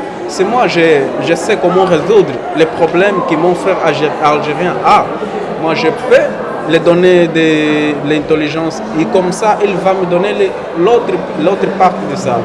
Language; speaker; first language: French; non-native, fluent; Portuguese